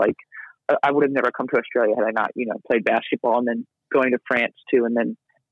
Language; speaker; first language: English; native; English